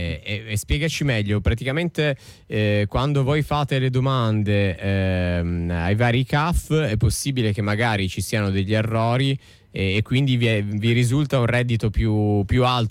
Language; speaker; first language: Italian; native; Italian